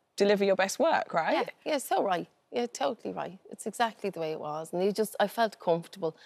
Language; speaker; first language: English; native; English